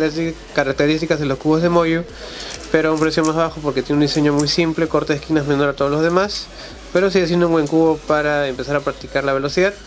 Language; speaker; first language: Spanish; native; Spanish